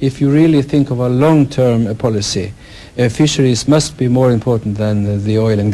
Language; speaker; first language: English; non-native, fluent; Norwegian